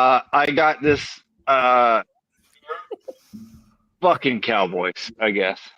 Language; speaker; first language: English; native; English